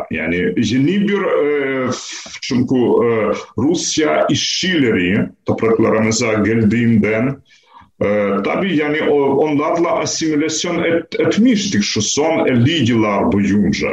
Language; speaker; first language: Turkish; non-native, fluent; Ukrainian